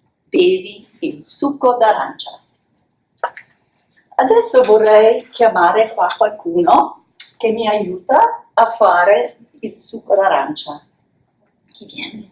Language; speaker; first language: Italian; non-native, fluent; English